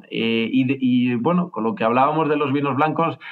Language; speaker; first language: Spanish; native; Spanish